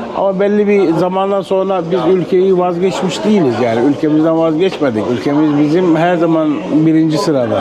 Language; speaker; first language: Turkish; non-native, local second language; Kurdish